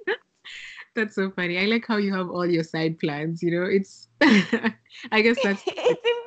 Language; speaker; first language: English; non-native, local second language; Swahili